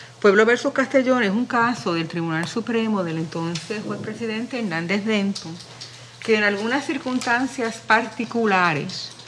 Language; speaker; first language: Spanish; native; Spanish